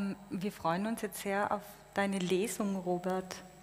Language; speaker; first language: German; native; German